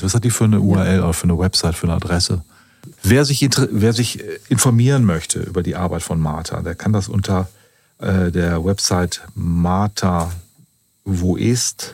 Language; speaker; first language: German; native; German